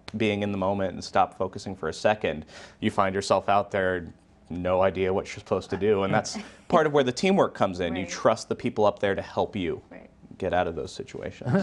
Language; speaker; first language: English; native; English